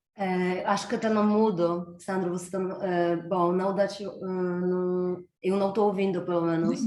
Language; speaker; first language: Portuguese; non-native, fluent; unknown